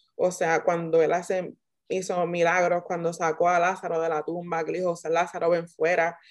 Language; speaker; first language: Spanish; native; Spanish